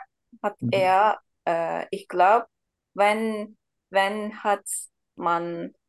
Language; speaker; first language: German; non-native, learner; Turkish